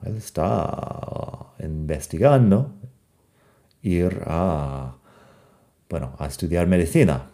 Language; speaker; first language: Spanish; non-native, fluent; English